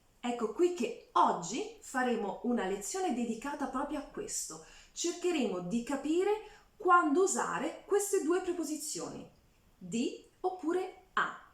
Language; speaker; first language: Italian; native; Italian